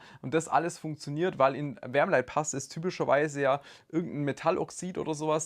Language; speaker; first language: German; native; German